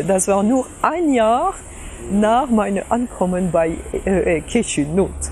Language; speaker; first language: German; non-native, fluent; French